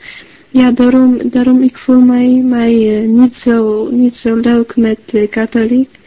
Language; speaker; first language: Dutch; non-native, learner; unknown